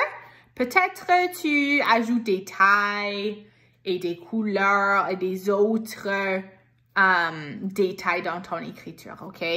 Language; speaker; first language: French; non-native, local second language; English